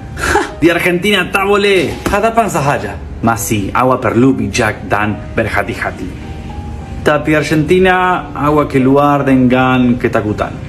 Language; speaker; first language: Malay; non-native, learner; Spanish